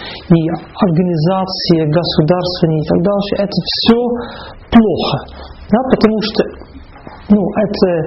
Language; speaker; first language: Russian; non-native, fluent; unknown